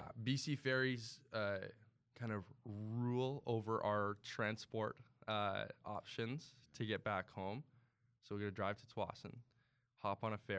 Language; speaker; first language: English; native; English